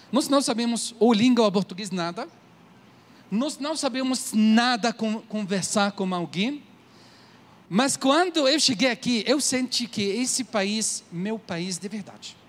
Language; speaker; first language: Portuguese; non-native, learner; Arabic